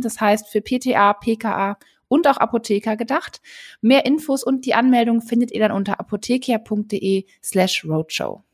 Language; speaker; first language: German; native; German